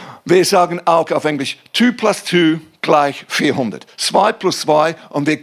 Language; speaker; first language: German; non-native, fluent; English